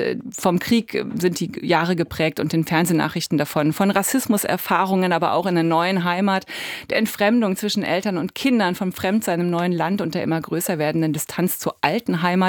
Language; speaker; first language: German; native; German